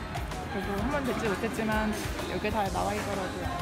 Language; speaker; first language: Korean; native; Korean